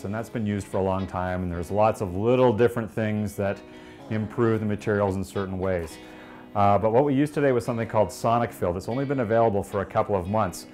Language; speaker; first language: English; native; English